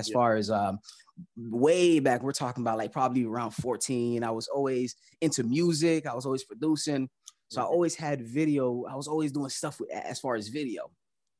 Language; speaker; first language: English; early bilingual, other home language; Haitian Creole